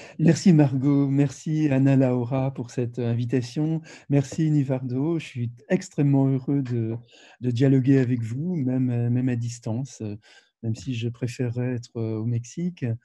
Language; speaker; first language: French; native; French